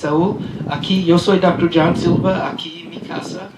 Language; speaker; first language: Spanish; non-native, learner; English